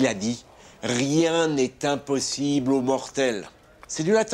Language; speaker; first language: French; native; French